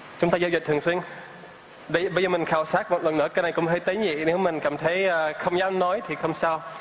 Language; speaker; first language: Vietnamese; non-native, fluent; English